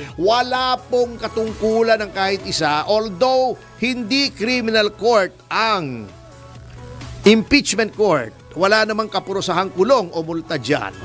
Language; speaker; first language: Filipino; native; Filipino